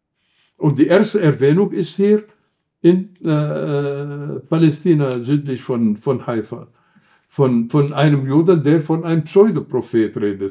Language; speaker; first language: German; non-native, fluent; Arabic